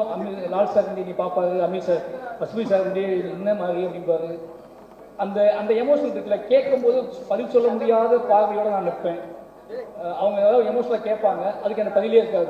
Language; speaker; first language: Tamil; native; Tamil